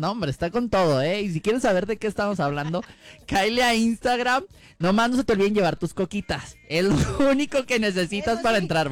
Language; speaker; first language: Spanish; native; Spanish